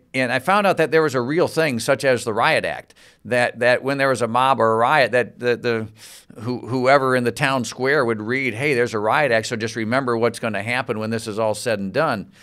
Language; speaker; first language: English; native; English